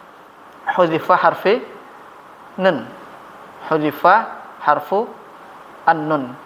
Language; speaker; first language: Arabic; non-native, fluent; Indonesian